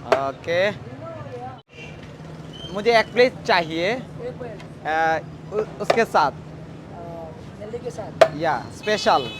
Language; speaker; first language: Hindi; non-native, learner; Bangla